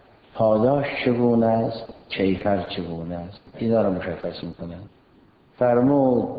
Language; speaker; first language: Persian; native; Persian